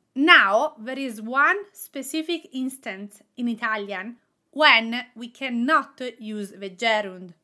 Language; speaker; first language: English; non-native, fluent; Italian